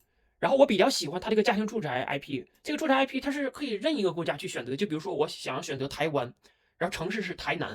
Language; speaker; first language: Chinese; native; Chinese